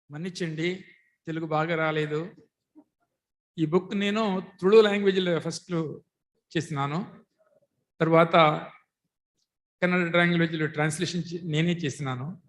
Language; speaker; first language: Telugu; non-native, local second language; Tulu